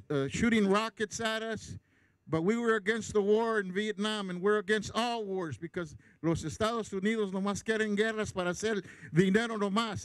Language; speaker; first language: English; early bilingual, other home language; Spanish